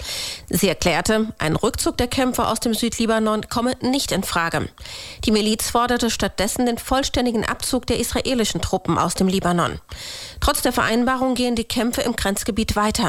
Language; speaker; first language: German; native; German